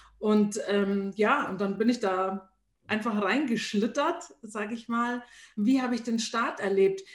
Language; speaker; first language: German; early bilingual, other home language; Arabic